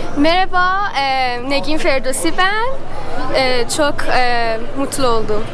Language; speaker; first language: Turkish; non-native, learner; Persian